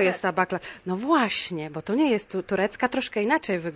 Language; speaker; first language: Polish; native; Polish